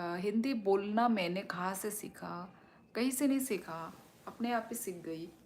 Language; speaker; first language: Hindi; non-native, local second language; Kok Borok